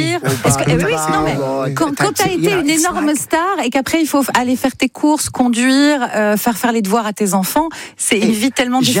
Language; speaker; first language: French; native; French